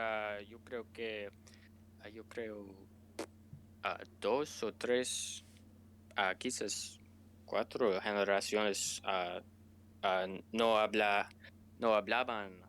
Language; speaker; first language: Spanish; non-native, learner; English